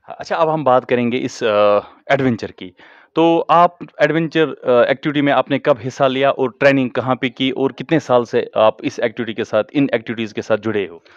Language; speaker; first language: Hindi; non-native, local second language; Kashmiri